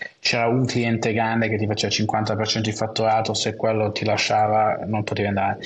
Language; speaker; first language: Italian; non-native, local second language; German